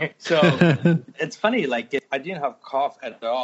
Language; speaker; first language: English; non-native, local second language; Bangla